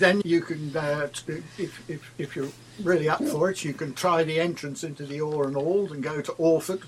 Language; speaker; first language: English; native; English